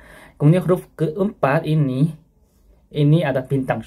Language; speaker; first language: Indonesian; non-native, fluent; Korean